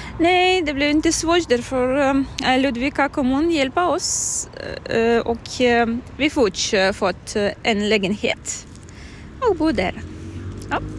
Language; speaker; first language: Swedish; non-native, learner; Ukrainian